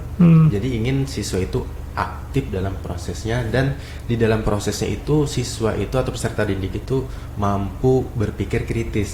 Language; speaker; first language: Indonesian; non-native, local second language; Banjar